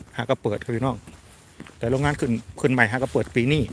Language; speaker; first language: Thai; native; Thai